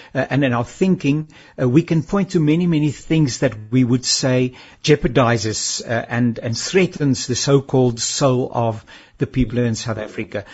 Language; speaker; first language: English; non-native, local second language; Afrikaans